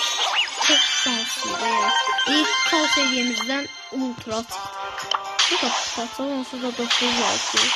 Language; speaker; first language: Turkish; non-native, learner; Azerbaijani